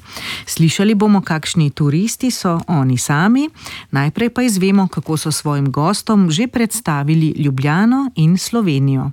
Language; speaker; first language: Slovenian; native; Slovenian